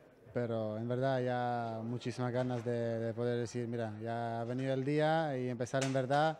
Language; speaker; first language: Spanish; non-native, fluent; Croatian